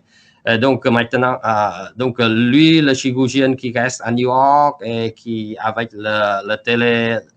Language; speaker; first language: French; non-native, learner; Vietnamese